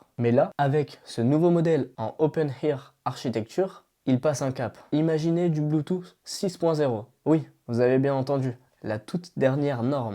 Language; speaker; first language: French; native; French